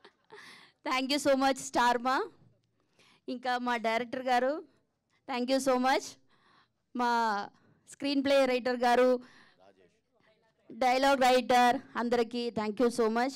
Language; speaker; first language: Telugu; non-native, learner; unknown